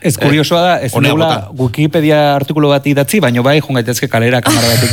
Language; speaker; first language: Basque; native; Basque